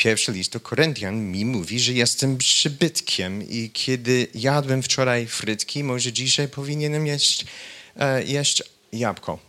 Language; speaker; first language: Polish; non-native, fluent; English